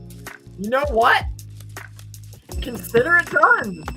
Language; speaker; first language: English; native; English